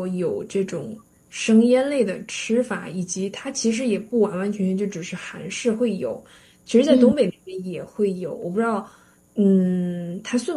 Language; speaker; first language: Chinese; native; Chinese